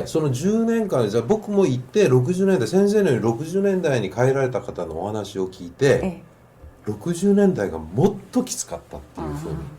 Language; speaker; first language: Japanese; native; Japanese